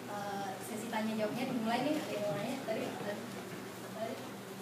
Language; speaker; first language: Indonesian; native; Indonesian